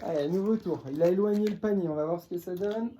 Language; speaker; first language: French; native; French